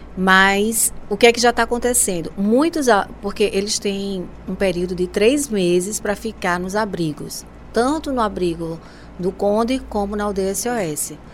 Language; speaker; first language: Portuguese; native; Portuguese